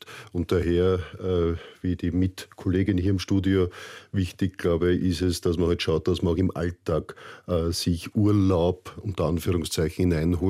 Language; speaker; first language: German; native; German